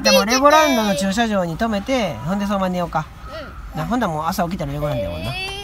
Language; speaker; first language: Japanese; native; Japanese